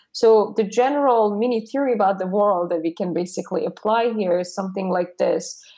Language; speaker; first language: English; non-native, fluent; Persian